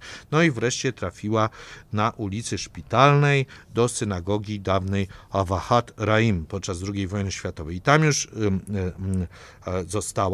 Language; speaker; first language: Polish; native; Polish